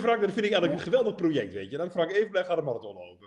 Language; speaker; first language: Dutch; native; Dutch